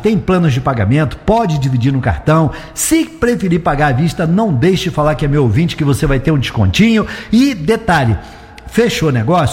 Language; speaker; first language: Portuguese; native; Portuguese